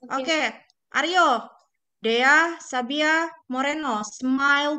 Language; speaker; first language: English; non-native, fluent; Indonesian